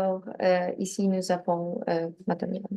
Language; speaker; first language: French; non-native, learner; Polish